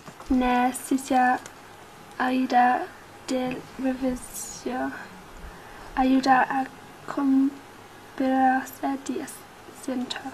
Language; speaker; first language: Spanish; non-native, learner; English